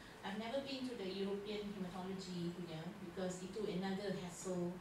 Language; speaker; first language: English; non-native, local second language; Malay